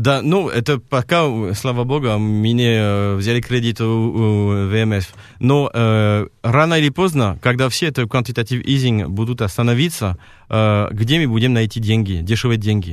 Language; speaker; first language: Russian; non-native, fluent; French